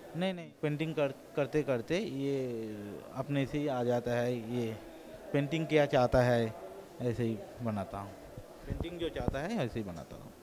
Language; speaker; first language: Hindi; non-native, local second language; Bangla